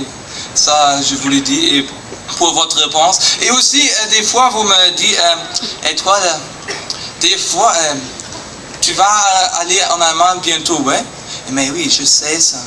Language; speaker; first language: French; non-native, learner; German